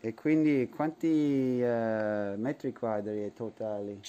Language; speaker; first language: Italian; non-native, learner; English